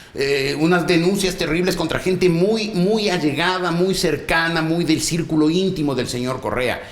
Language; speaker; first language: Spanish; native; Spanish